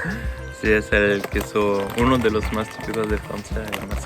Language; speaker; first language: Spanish; non-native, fluent; French